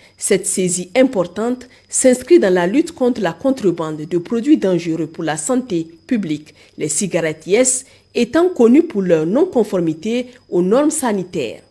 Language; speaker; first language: French; non-native, local second language; Hausa